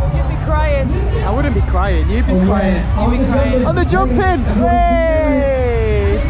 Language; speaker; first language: English; native; English